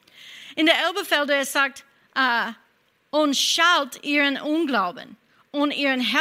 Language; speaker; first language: German; non-native, fluent; English